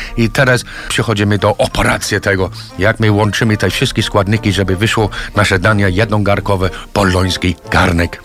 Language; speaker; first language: Polish; non-native, fluent; English